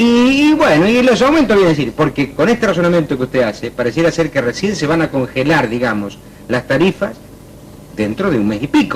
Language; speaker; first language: Spanish; native; Spanish